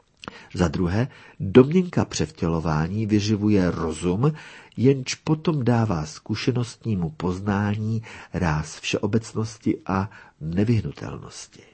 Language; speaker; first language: Czech; native; Czech